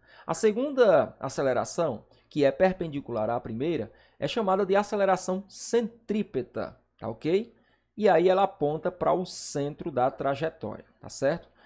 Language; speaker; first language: Portuguese; native; Portuguese